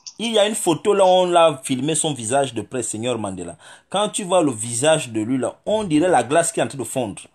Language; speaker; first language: French; non-native, local second language; Fang